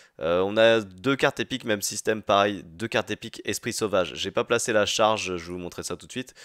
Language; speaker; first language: French; native; French